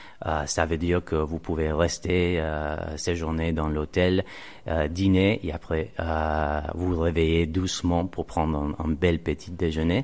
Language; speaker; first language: French; non-native, fluent; Spanish